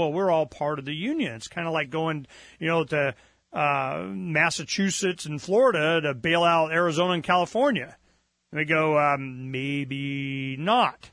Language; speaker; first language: English; native; English